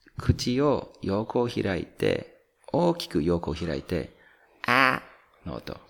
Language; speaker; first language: Japanese; non-native, fluent; English